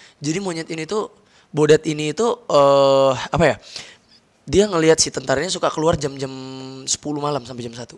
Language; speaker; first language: Indonesian; native; Indonesian